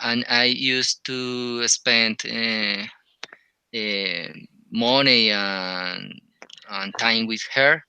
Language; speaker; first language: English; non-native, learner; Spanish